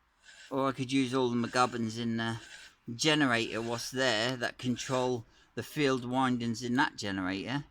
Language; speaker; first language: English; native; English